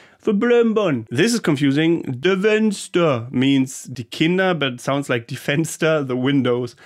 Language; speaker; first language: English; non-native, fluent; German